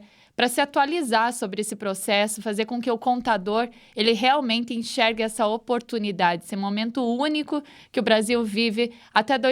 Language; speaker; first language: Portuguese; native; Portuguese